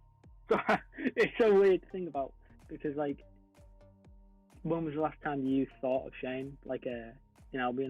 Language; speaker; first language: English; native; English